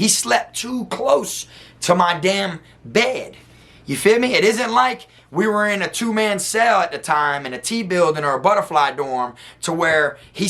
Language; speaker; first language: English; native; English